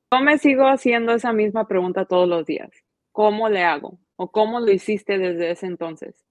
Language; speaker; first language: Spanish; early bilingual, heritage; Spanish